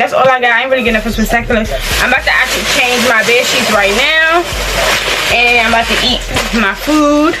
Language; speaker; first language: English; native; English